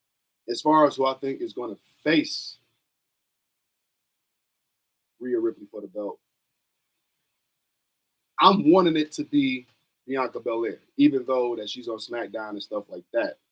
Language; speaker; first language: English; native; English